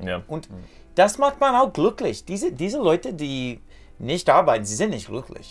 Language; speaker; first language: German; non-native, learner; English